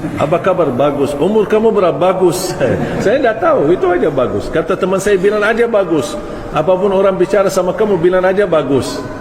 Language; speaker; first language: Malay; non-native, fluent; Arabic